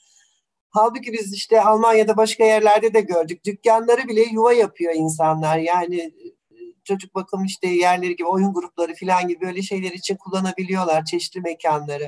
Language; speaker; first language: Turkish; native; Turkish